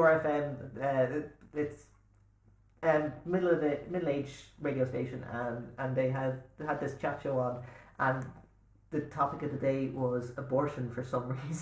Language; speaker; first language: English; native; English